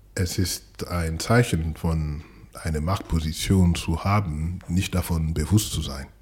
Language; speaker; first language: German; non-native, fluent; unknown